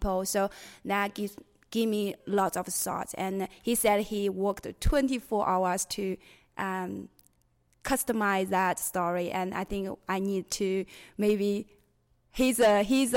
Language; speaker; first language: English; non-native, fluent; Chinese